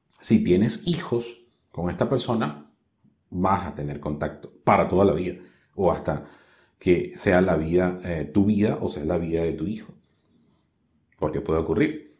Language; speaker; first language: Spanish; native; Spanish